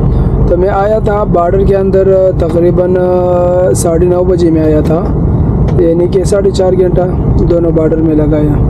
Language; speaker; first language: Hindi; non-native, local second language; Pashto